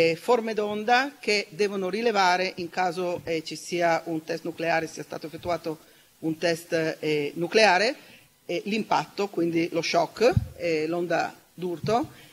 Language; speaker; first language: Italian; native; Italian